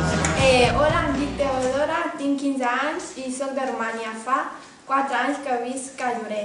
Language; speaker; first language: Catalan; early bilingual, other home language; Romanian